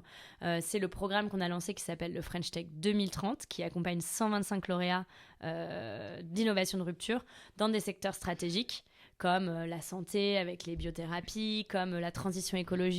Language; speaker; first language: French; native; French